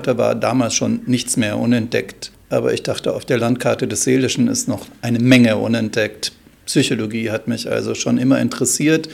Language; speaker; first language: German; native; German